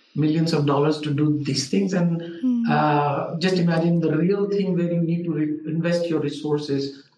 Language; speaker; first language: English; non-native, local second language; Urdu